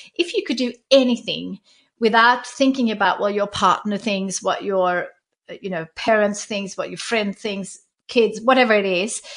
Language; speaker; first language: English; non-native, fluent; Swedish